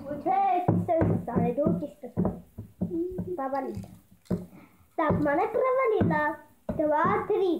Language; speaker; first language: Russian; early bilingual, heritage; Russian